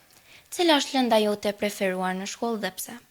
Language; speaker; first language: Albanian; native; Albanian